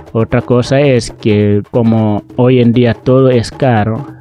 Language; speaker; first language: Spanish; non-native, fluent; Wolof